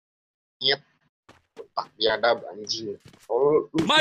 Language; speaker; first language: Indonesian; native; Indonesian